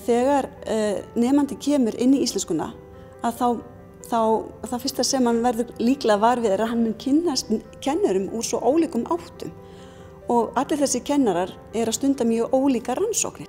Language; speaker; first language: Icelandic; non-native, fluent; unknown